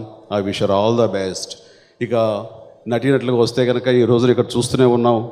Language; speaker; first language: Telugu; native; Telugu